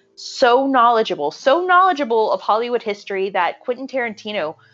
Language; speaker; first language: English; native; English